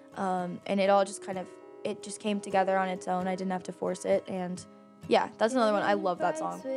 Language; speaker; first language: English; native; English